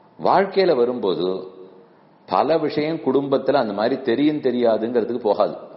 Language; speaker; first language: Tamil; native; Tamil